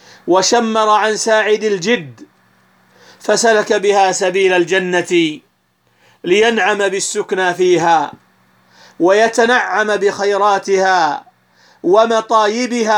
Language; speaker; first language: Arabic; native; Arabic